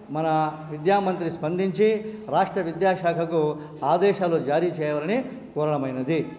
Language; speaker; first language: Telugu; non-native, local second language; Urdu